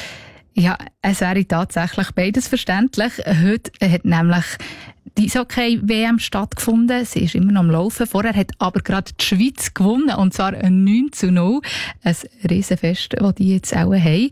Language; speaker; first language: German; native; German